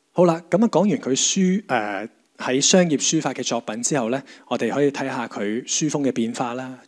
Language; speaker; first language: Cantonese; native; Cantonese